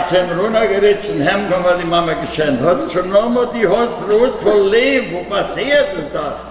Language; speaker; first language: German; early bilingual, heritage; German